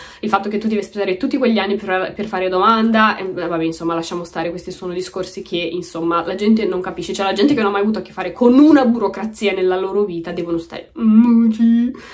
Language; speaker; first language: Italian; early bilingual, other home language; Romanian